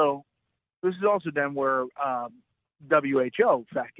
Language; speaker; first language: English; native; English